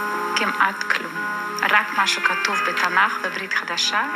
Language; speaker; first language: Hebrew; non-native, fluent; German